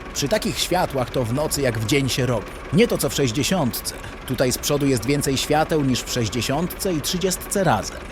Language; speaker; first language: Polish; native; Polish